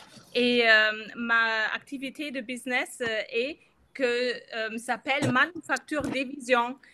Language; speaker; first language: French; non-native, fluent; German